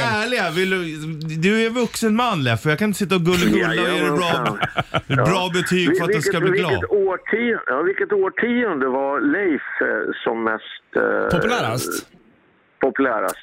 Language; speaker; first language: Swedish; native; Swedish